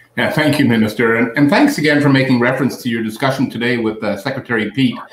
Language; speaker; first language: English; native; English